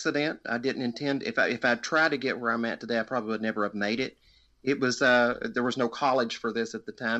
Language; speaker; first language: English; native; English